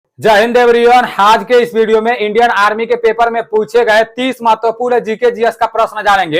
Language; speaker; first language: Hindi; native; Hindi